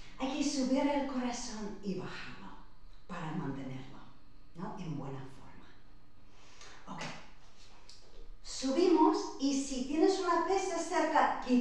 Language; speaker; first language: Spanish; non-native, fluent; English